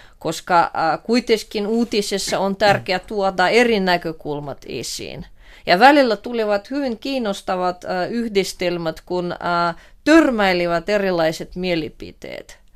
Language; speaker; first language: Finnish; non-native, fluent; Russian